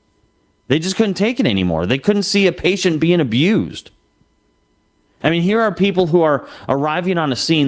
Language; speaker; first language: English; native; English